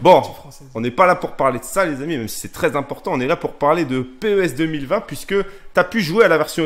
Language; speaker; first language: French; native; French